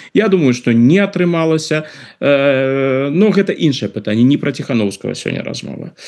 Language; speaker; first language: Belarusian; non-native, local second language; Russian